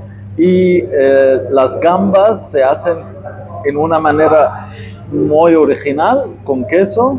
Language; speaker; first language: Spanish; non-native, fluent; Arabic